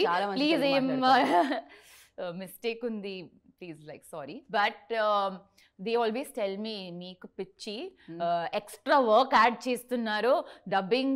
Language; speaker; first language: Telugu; non-native, learner; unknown